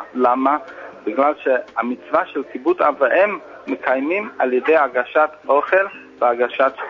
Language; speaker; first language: Hebrew; non-native, fluent; English